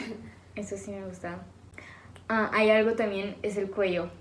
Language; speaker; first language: Spanish; non-native, fluent; French